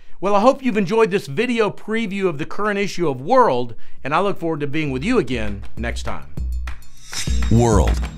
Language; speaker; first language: English; native; English